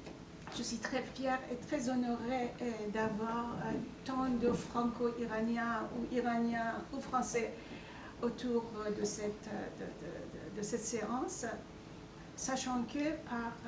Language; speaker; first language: French; non-native, fluent; Persian